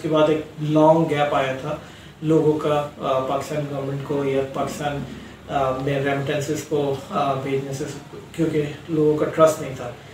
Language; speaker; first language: Urdu; native; Urdu